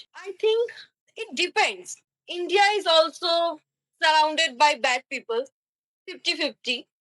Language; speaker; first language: English; non-native, learner; Bangla